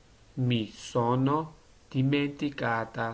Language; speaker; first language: Italian; non-native, learner; Georgian